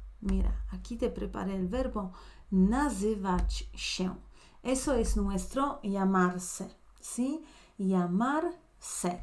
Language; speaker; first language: Spanish; non-native, fluent; Polish